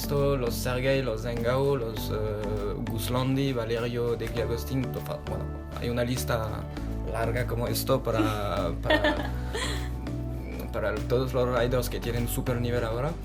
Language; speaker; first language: Spanish; non-native, fluent; French